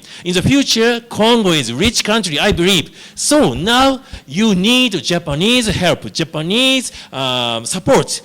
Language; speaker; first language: English; non-native, learner; Japanese